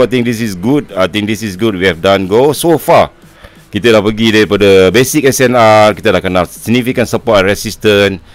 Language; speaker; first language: English; non-native, local second language; Malay